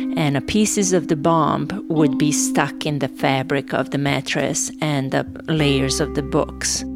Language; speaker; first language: English; non-native, fluent; Serbian